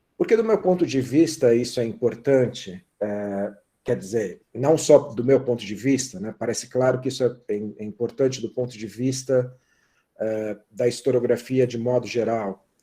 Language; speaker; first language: Portuguese; native; Portuguese